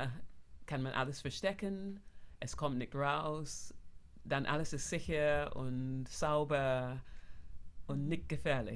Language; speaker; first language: German; non-native, fluent; English